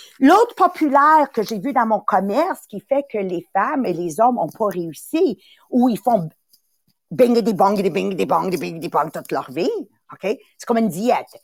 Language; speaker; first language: French; early bilingual, other home language; Italian